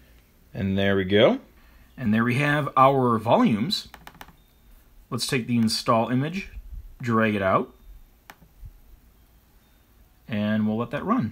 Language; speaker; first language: English; native; English